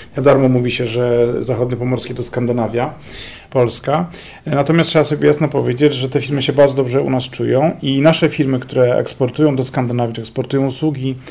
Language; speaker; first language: Polish; native; Polish